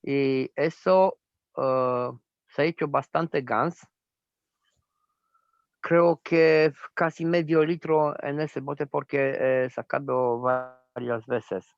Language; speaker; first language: Spanish; non-native, fluent; Romanian